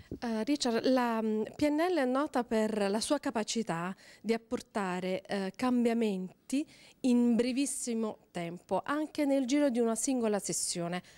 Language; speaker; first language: Italian; native; Italian